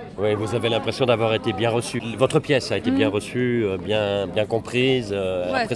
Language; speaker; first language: French; native; French